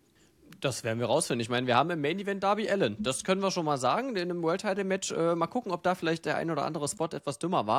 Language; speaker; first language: German; native; German